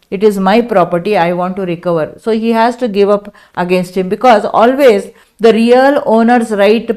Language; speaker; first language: English; non-native, local second language; Kannada